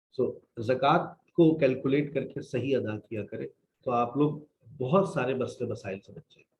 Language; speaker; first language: Urdu; native; Urdu